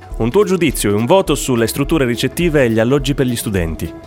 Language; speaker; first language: Italian; native; Italian